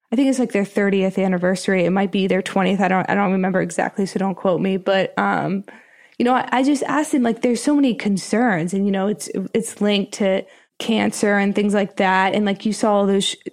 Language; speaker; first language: English; native; English